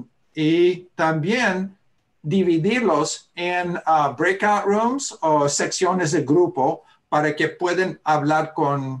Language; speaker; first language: Spanish; early bilingual, heritage; Spanish